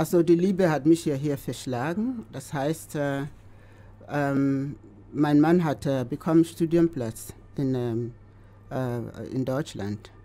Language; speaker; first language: German; non-native, fluent; Igbo